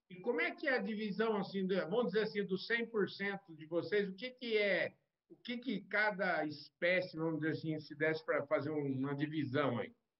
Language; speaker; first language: Portuguese; native; Portuguese